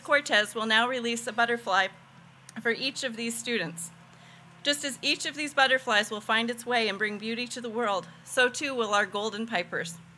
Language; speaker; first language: English; native; English